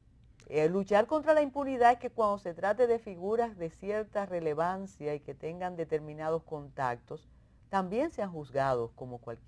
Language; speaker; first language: Spanish; native; Spanish